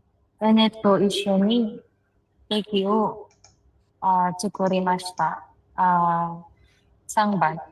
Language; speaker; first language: Japanese; non-native, learner; Filipino